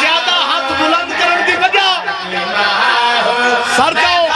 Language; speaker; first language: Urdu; non-native, local second language; Punjabi